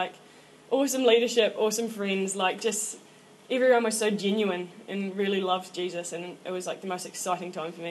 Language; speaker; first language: English; native; English